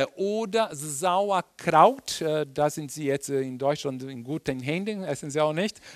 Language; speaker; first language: German; non-native, fluent; Portuguese